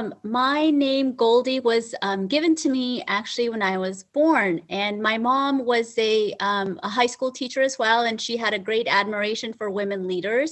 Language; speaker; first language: English; early bilingual, other home language; Punjabi